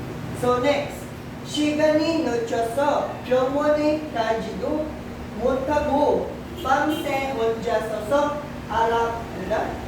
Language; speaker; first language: Korean; non-native, fluent; Filipino